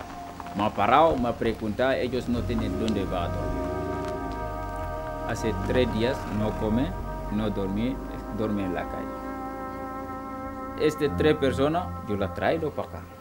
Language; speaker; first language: Spanish; non-native, learner; Wolof